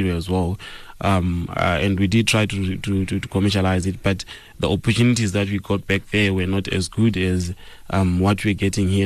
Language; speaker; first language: English; non-native, local second language; Shona